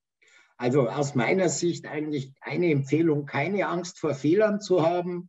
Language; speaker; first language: German; native; German